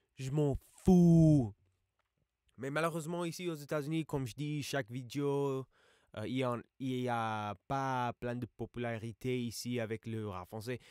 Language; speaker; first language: French; non-native, learner; English